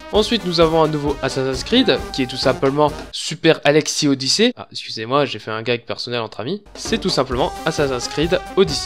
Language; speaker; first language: French; native; French